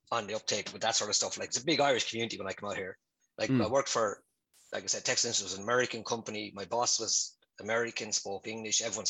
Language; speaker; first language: English; native; English